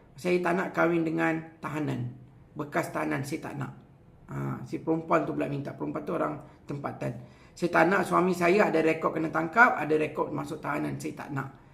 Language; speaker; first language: Malay; non-native, local second language; Tamil